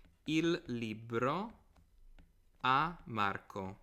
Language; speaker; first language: Italian; non-native, fluent; English